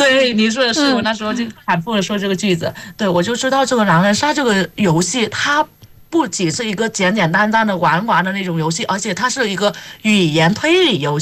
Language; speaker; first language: Chinese; non-native, fluent; Vietnamese